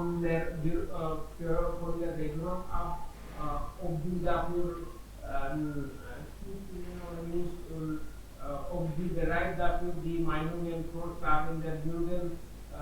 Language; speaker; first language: German; non-native, learner; Hindi